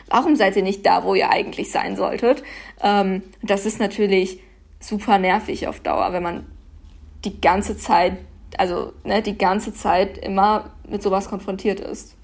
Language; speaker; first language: German; native; German